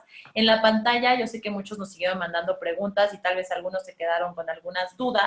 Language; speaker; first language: Spanish; native; Spanish